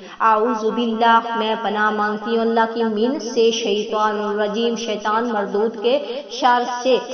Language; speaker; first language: Urdu; non-native, local second language; Punjabi